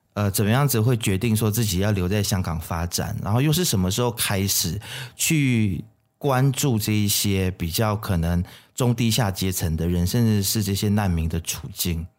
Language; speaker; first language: Chinese; native; Chinese